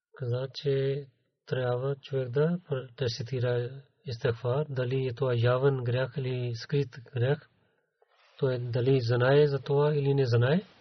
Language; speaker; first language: Bulgarian; non-native, learner; Urdu